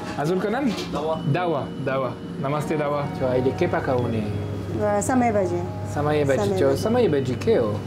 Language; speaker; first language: Nepali; non-native, fluent; French